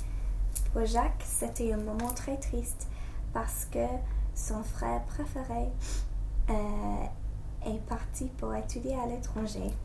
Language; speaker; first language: French; non-native, learner; English